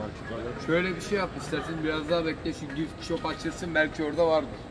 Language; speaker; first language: Turkish; native; Turkish